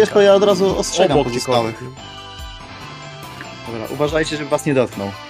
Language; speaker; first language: Polish; native; Polish